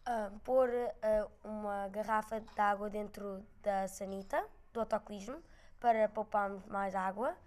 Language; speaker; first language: Portuguese; non-native, local second language; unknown